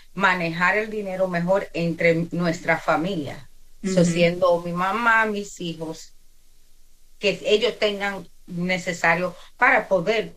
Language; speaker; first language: Spanish; early bilingual, heritage; Spanish